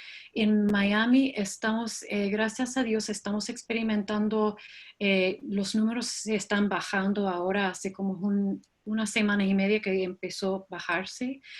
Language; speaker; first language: Spanish; non-native, fluent; English